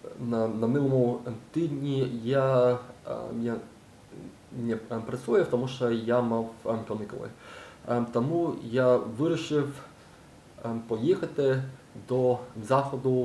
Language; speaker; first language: Ukrainian; non-native, learner; English